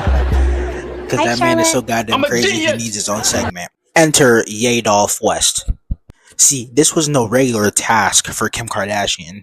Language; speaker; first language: English; native; English